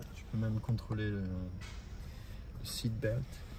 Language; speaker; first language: French; non-native, fluent; Japanese